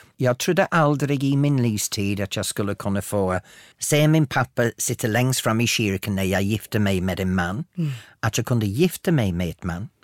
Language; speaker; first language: Swedish; non-native, fluent; English